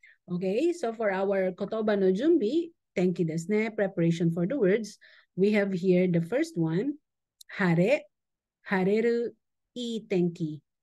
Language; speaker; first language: English; non-native, local second language; Filipino